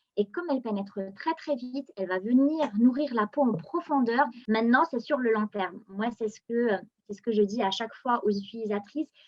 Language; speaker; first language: French; non-native, local second language; Arabic